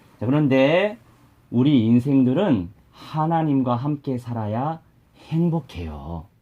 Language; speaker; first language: Korean; native; Korean